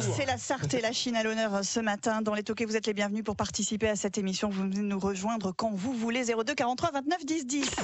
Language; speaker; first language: French; native; French